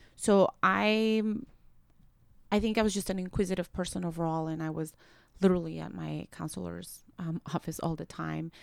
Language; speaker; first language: English; early bilingual, other home language; Spanish